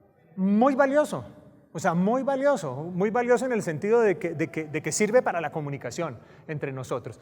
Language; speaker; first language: Spanish; native; Spanish